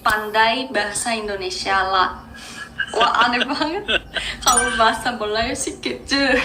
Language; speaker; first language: Indonesian; non-native, learner; Chinese